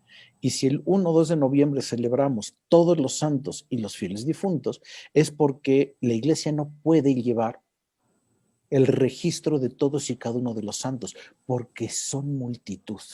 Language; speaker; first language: Spanish; native; Spanish